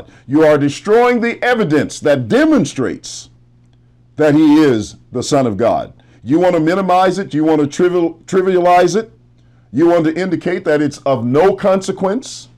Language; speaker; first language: English; native; English